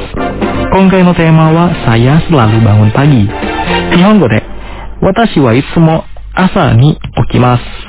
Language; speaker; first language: Japanese; non-native, fluent; Indonesian